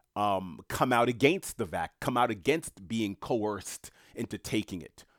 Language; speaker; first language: English; native; English